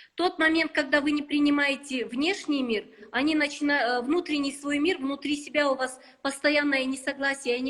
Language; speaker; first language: Russian; non-native, local second language; Kazakh